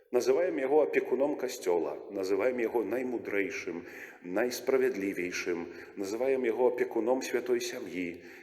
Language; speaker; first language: Belarusian; native; Belarusian